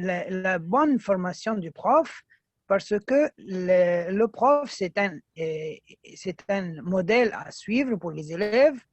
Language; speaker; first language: French; non-native, fluent; Arabic